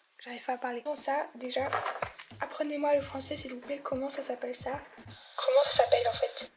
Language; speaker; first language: French; early bilingual, other home language; Polish